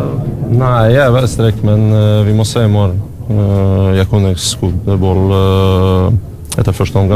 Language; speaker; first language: Norwegian; non-native, learner; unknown